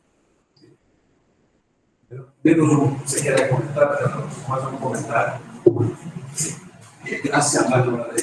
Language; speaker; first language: Spanish; non-native, fluent; Portuguese